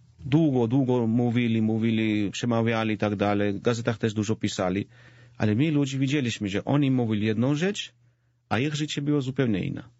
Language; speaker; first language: Polish; non-native, fluent; Georgian